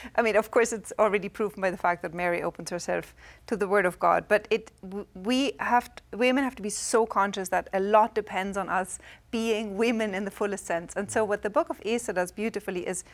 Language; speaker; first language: English; non-native, fluent; German